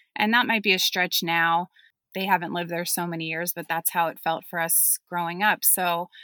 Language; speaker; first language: English; early bilingual, other home language; German